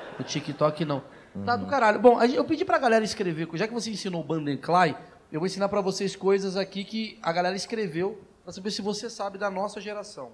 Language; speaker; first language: Portuguese; native; Portuguese